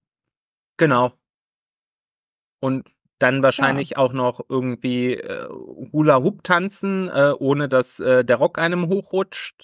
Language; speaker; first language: German; native; German